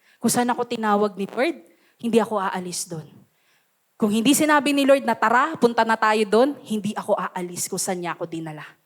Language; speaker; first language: Filipino; native; Filipino